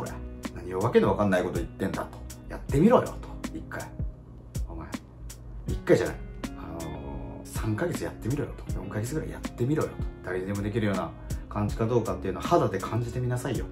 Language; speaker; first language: Japanese; native; Japanese